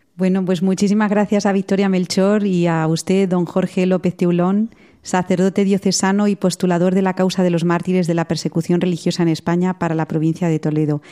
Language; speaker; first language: Spanish; native; Spanish